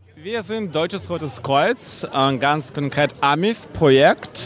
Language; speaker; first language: German; non-native, fluent; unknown